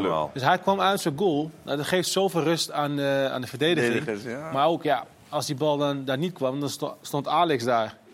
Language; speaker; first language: Dutch; native; Dutch